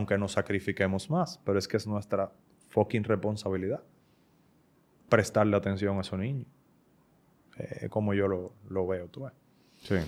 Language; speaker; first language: Spanish; native; Spanish